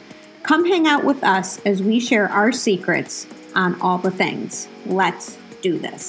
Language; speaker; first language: English; native; English